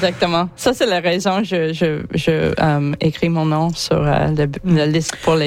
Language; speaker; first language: French; non-native, learner; English